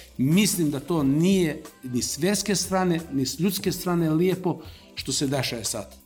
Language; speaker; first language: Serbian; non-native, local second language; Macedonian